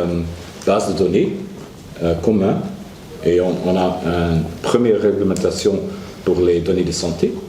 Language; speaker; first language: French; non-native, learner; Dutch